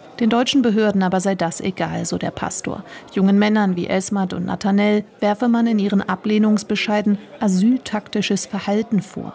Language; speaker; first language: German; native; German